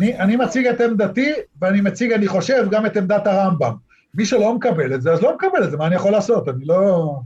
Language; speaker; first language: Hebrew; native; Hebrew